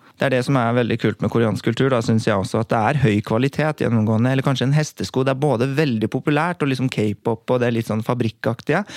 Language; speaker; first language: Norwegian; native; Norwegian